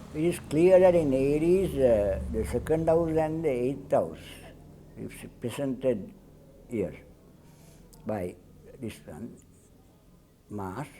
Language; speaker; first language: English; non-native, local second language; Sinhala